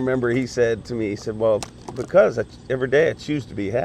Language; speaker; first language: English; native; English